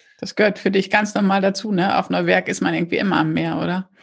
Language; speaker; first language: German; native; German